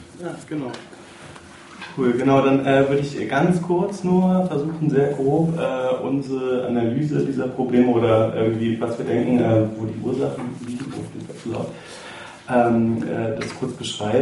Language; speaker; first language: German; native; German